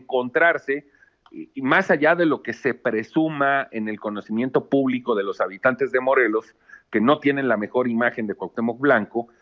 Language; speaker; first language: Spanish; native; Spanish